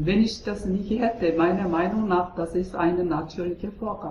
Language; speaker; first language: German; non-native, fluent; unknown